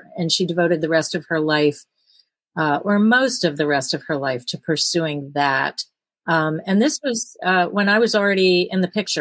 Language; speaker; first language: English; native; English